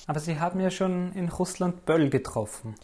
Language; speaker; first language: German; native; German